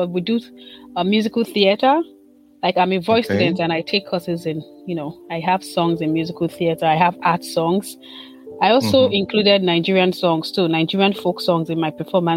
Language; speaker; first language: English; non-native, local second language; Igbo